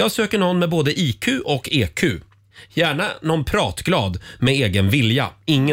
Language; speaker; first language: Swedish; native; Swedish